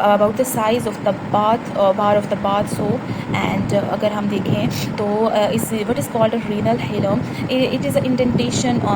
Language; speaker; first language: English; non-native, local second language; Hindi